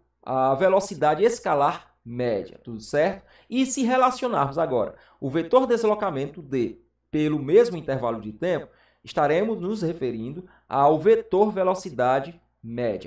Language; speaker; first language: Portuguese; native; Portuguese